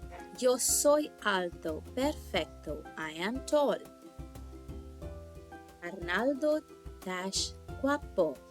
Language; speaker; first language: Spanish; non-native, fluent; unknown